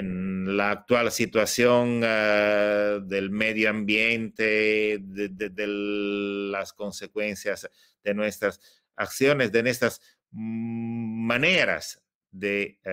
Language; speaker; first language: Spanish; non-native, fluent; Italian